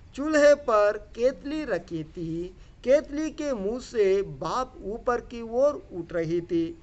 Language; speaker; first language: Hindi; non-native, local second language; Telugu